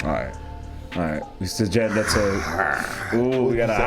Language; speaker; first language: English; native; English